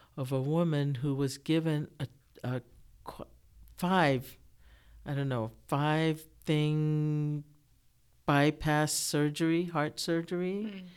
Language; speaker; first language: English; early bilingual, other home language; Japanese